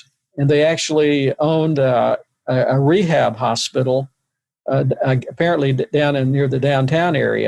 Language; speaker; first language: English; native; English